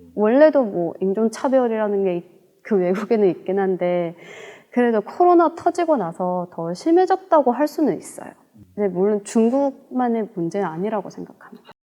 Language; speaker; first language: Korean; non-native, fluent; Chinese